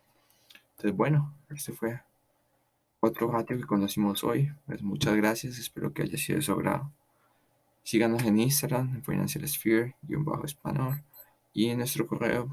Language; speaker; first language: Spanish; native; Spanish